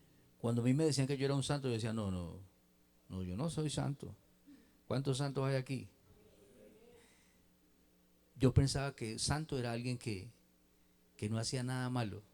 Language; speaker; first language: Spanish; native; Spanish